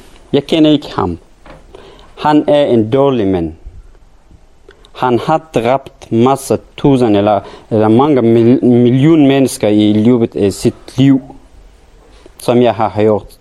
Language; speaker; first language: Danish; non-native, learner; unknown